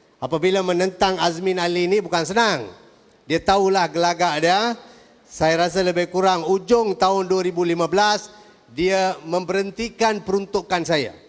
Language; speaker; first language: Malay; non-native, local second language; Tamil